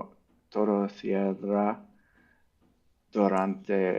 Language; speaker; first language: Spanish; non-native, learner; English